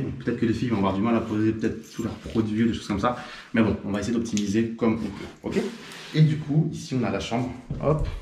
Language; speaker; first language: French; native; French